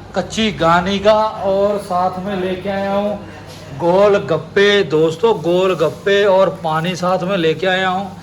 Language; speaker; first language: Hindi; non-native, local second language; Punjabi